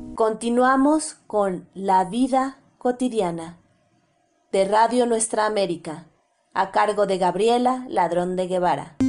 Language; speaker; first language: Spanish; native; Spanish